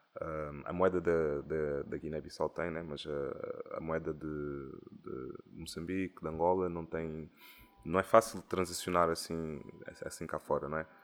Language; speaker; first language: Portuguese; native; Portuguese